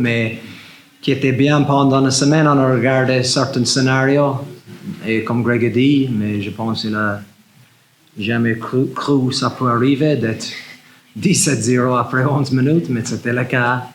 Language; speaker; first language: French; non-native, learner; English